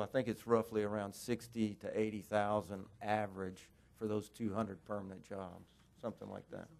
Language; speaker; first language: English; native; English